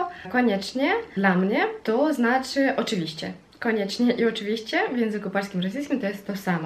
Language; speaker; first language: Polish; non-native, fluent; Russian